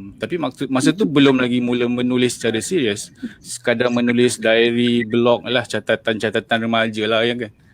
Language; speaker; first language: Malay; native; Malay